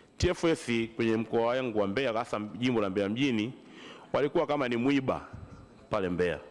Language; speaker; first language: Swahili; native; Swahili